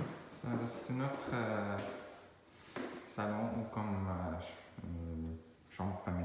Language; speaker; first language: French; non-native, fluent; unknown